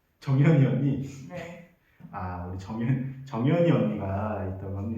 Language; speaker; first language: Korean; native; Korean